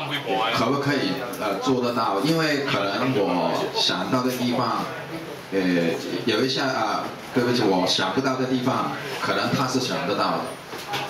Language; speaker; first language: Chinese; non-native, local second language; Cantonese